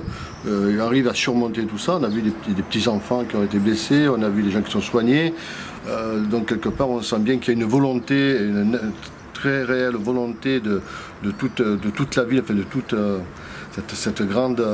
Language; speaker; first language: French; native; French